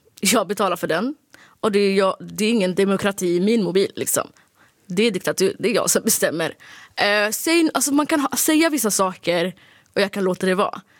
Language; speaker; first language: Swedish; early bilingual, other home language; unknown